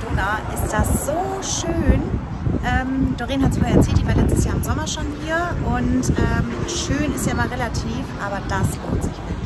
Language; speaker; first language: German; native; German